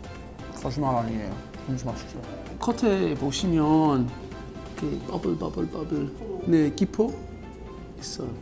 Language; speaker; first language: Korean; non-native, learner; English